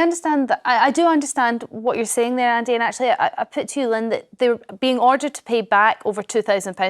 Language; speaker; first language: English; native; English